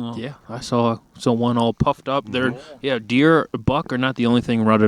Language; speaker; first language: English; native; English